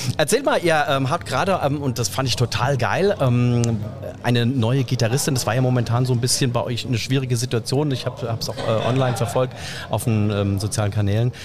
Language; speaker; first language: German; native; German